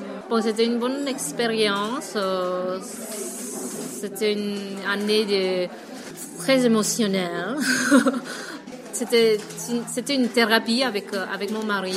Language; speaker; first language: French; non-native, fluent; Vietnamese